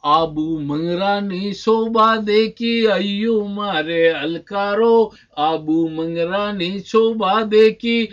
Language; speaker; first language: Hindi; non-native, local second language; Rajasthani